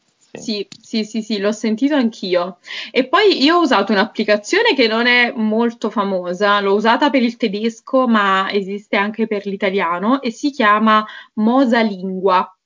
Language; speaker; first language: Italian; native; Italian